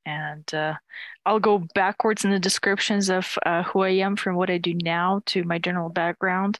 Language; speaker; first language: English; non-native, fluent; Ukrainian